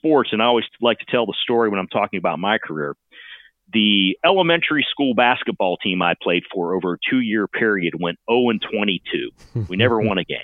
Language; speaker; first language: English; native; English